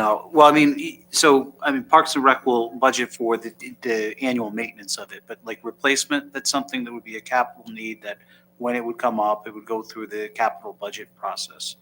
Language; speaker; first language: English; native; English